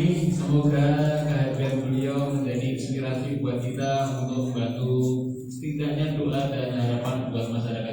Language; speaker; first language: Indonesian; native; Indonesian